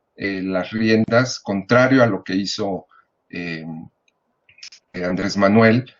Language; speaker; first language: Spanish; native; Spanish